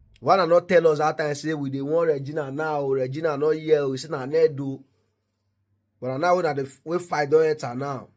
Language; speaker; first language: Nigerian Pidgin; non-native, local second language; Yoruba